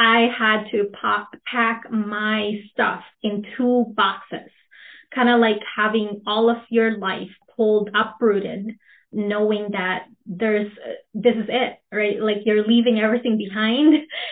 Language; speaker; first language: English; non-native, local second language; Filipino